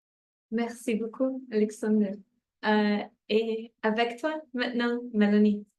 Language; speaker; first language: French; non-native, fluent; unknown